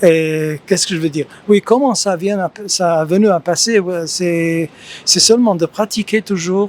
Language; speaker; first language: French; early bilingual, heritage; English